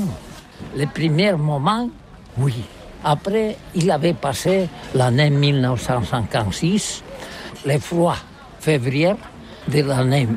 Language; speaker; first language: French; non-native, learner; Catalan